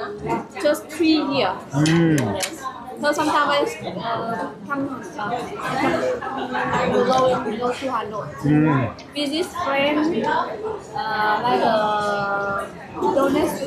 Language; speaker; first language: English; non-native, learner; Vietnamese